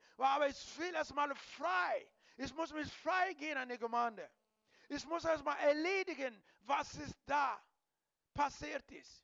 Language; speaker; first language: German; non-native, learner; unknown